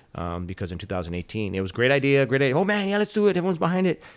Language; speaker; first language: English; native; English